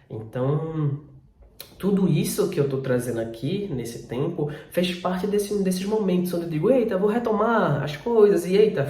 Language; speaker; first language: Portuguese; native; Portuguese